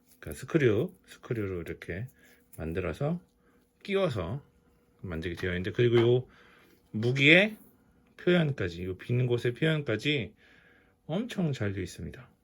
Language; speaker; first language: Korean; native; Korean